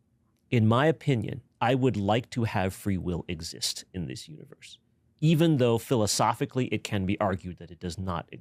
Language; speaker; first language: English; native; English